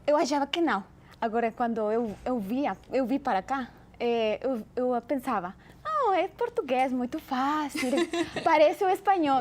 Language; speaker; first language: Portuguese; non-native, learner; Spanish